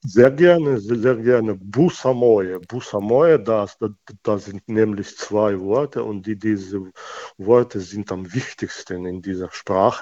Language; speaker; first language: German; non-native, fluent; Russian